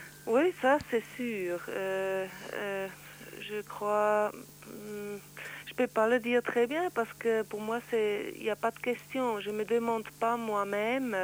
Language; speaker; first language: French; non-native, learner; Swiss German